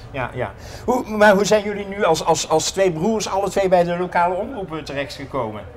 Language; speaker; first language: Dutch; native; Dutch